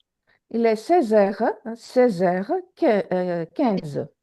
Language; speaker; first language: French; non-native, fluent; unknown